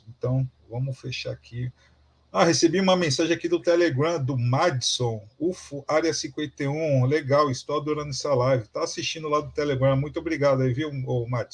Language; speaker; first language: Portuguese; native; Portuguese